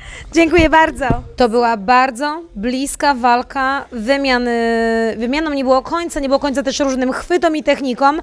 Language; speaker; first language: Polish; native; Polish